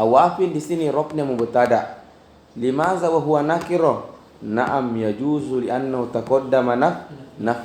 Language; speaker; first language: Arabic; non-native, fluent; Indonesian